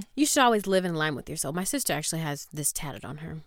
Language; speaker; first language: English; native; English